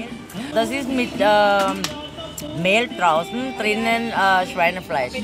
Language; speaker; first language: German; non-native, learner; Thai